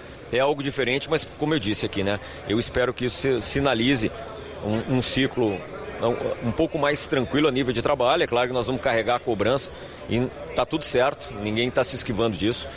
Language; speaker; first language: Portuguese; native; Portuguese